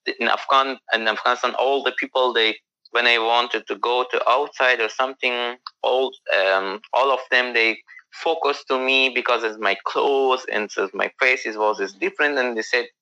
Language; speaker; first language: English; non-native, learner; Persian